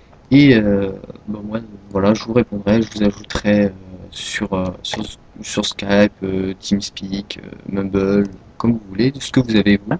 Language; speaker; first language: French; native; French